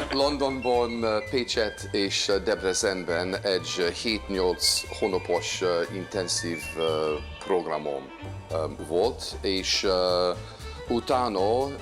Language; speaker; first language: Hungarian; non-native, fluent; English